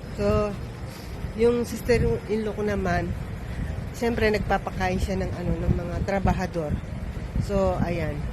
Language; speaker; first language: Filipino; native; Filipino